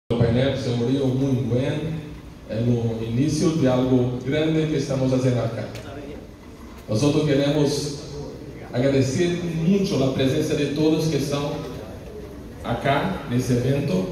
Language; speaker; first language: Spanish; non-native, learner; Portuguese